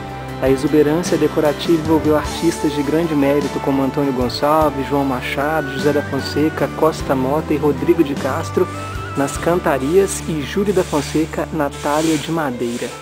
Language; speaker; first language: Portuguese; native; Portuguese